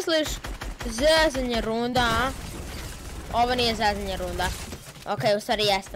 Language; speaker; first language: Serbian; early bilingual, heritage; Serbian